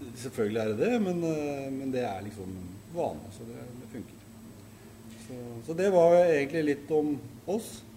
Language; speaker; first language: Norwegian; native; Norwegian